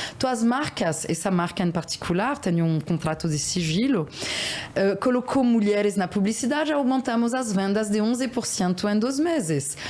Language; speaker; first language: Portuguese; non-native, fluent; French